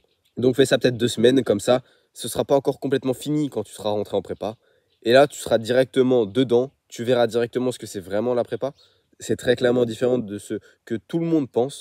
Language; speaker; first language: French; native; French